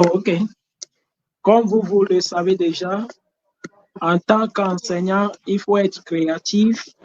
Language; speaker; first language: French; non-native, fluent; Ewe